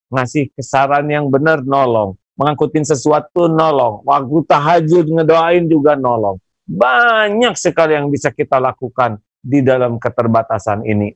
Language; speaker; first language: Indonesian; non-native, local second language; Sundanese